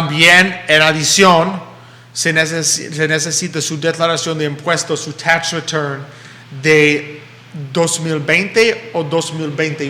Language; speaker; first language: Spanish; early bilingual, heritage; English